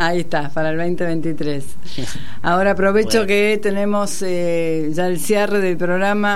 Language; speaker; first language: Spanish; native; Spanish